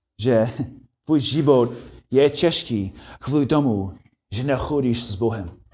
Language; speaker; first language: Czech; non-native, fluent; English